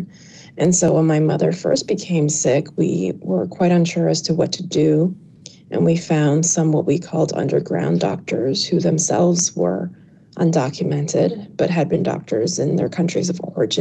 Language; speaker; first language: English; early bilingual, other home language; Chinese